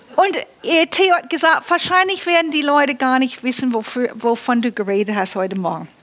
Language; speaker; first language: German; non-native, fluent; English